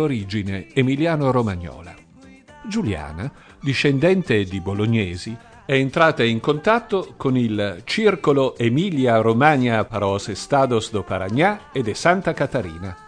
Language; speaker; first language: Italian; native; Italian